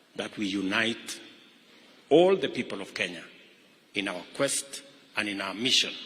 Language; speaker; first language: English; non-native, local second language; Kalenjin